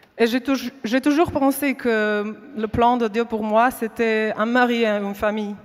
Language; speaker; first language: French; non-native, fluent; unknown